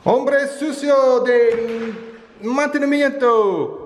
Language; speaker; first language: Spanish; non-native, learner; English